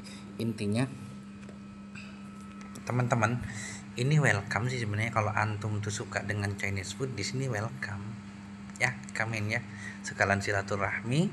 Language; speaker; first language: Indonesian; native; Indonesian